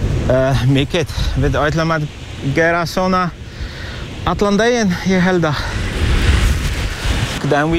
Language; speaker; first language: Icelandic; non-native, learner; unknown